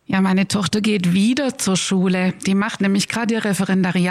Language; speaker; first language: German; native; German